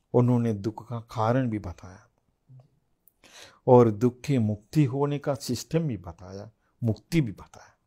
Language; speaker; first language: Hindi; non-native, fluent; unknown